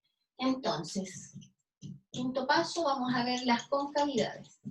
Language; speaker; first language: Spanish; native; Spanish